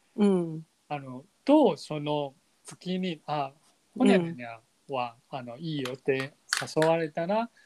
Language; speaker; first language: Japanese; non-native, fluent; Chinese